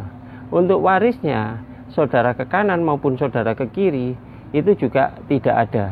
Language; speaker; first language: Indonesian; native; Indonesian